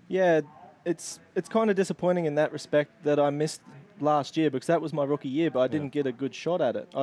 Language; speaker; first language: English; native; English